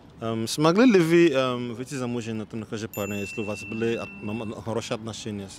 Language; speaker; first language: Russian; non-native, learner; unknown